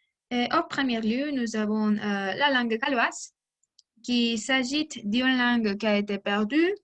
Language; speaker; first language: French; non-native, learner; Spanish